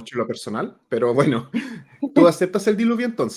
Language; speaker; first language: Spanish; native; Spanish